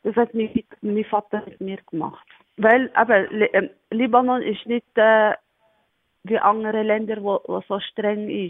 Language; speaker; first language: German; non-native, learner; Arabic